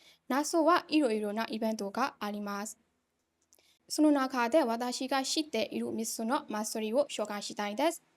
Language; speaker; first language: Japanese; non-native, learner; Burmese